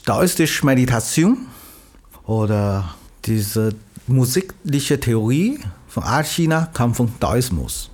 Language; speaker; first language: German; non-native, learner; Chinese